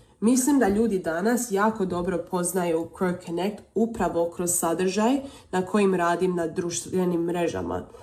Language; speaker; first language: Serbian; early bilingual, heritage; Croatian